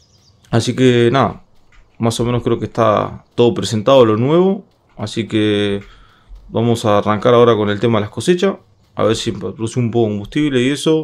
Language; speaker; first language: Spanish; native; Spanish